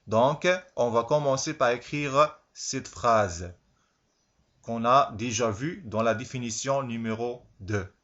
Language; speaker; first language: French; non-native, local second language; Arabic